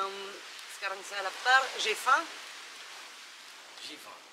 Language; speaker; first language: Indonesian; non-native, fluent; French